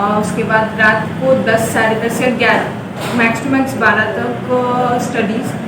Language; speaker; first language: Hindi; non-native, local second language; Urdu